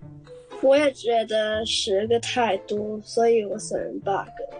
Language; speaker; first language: Chinese; non-native, local second language; Cantonese